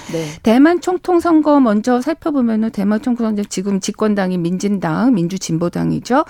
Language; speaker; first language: Korean; native; Korean